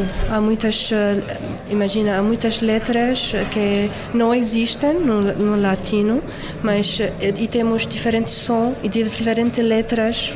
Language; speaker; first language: Portuguese; non-native, fluent; Arabic